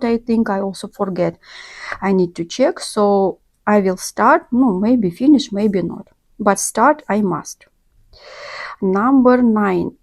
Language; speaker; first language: English; non-native, learner; Russian